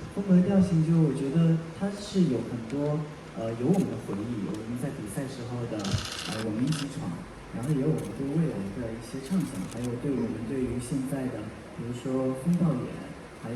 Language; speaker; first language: Chinese; native; Chinese